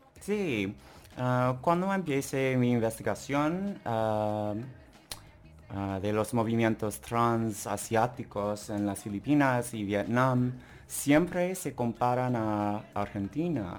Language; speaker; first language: Spanish; non-native, learner; English